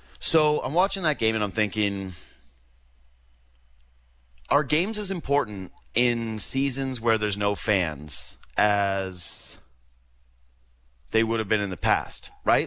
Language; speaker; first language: English; native; English